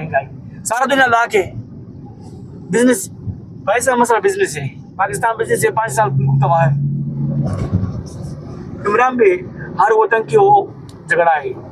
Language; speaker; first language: Hindi; non-native, learner; Baluchi